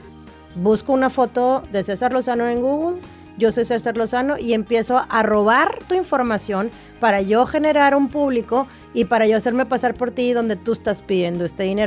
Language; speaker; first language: Spanish; native; Spanish